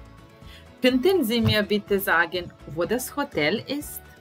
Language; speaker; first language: German; non-native, fluent; Serbian